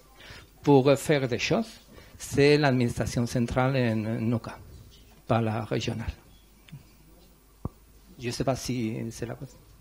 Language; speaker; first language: French; non-native, learner; Spanish